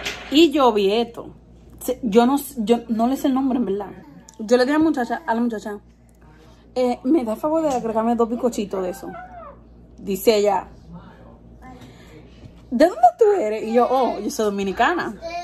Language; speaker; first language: Spanish; early bilingual, heritage; Spanish